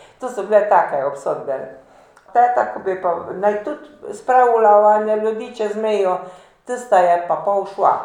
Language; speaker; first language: Slovenian; native; Slovenian